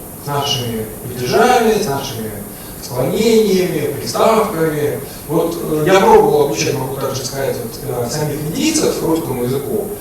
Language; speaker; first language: Russian; native; Russian